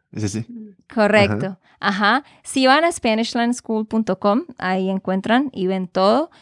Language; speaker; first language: Spanish; native; Spanish